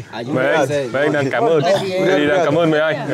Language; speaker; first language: Portuguese; non-native, learner; Vietnamese